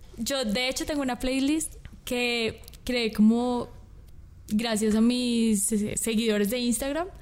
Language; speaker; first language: Spanish; native; Spanish